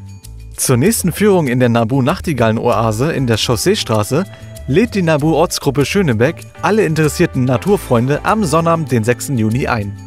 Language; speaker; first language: German; native; German